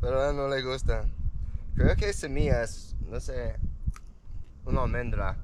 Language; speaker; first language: Spanish; non-native, fluent; English